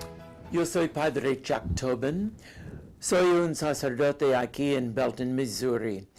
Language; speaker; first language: Spanish; non-native, fluent; English